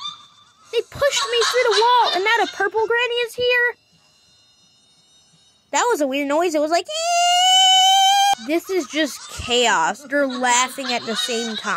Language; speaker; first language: English; native; English